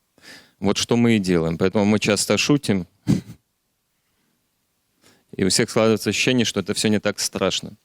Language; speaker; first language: Russian; native; Russian